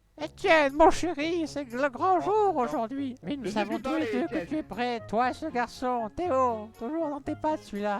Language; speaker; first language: French; native; French